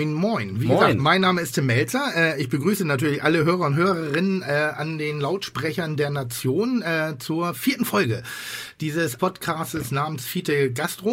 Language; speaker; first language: German; native; German